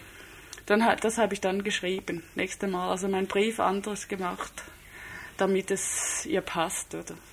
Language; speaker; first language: German; non-native, fluent; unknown